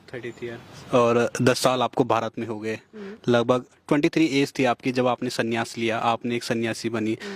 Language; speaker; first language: Hindi; native; Hindi